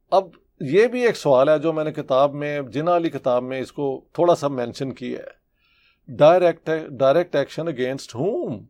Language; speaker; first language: Hindi; native; Hindi